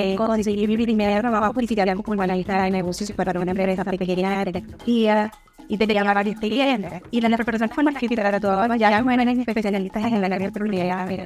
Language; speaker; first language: Spanish; native; Spanish